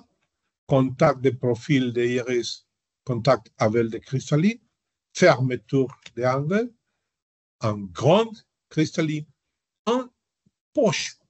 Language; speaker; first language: French; non-native, learner; Spanish